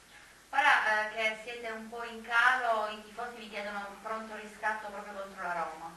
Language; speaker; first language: Italian; native; Italian